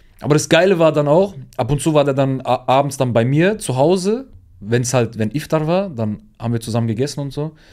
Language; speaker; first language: German; early bilingual, other home language; Turkish